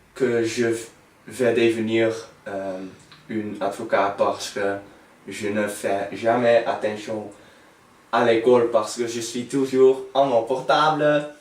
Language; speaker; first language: French; non-native, learner; Dutch